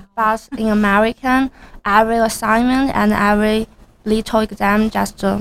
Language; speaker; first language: English; non-native, learner; Chinese